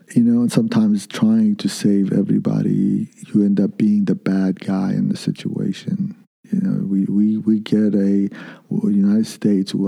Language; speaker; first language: English; early bilingual, other home language; Arabic